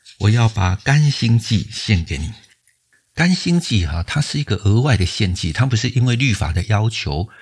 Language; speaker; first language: Chinese; native; Chinese